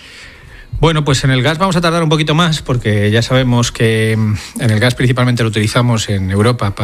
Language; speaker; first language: Spanish; native; Spanish